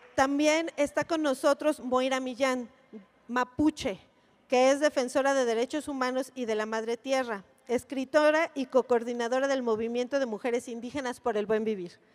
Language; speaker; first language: Spanish; native; Spanish